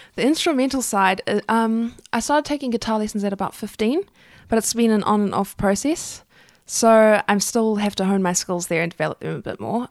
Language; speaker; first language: English; native; English